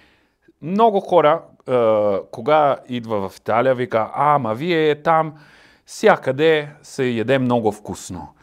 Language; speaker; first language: Bulgarian; non-native, learner; Italian